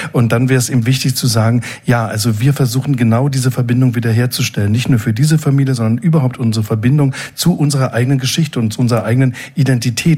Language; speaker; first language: German; native; German